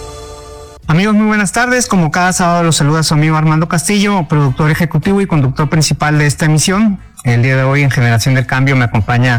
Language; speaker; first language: Spanish; native; Spanish